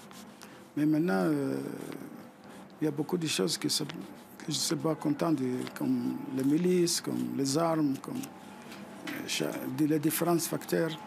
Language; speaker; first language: French; non-native, fluent; Arabic